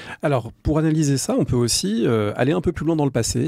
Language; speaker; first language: French; native; French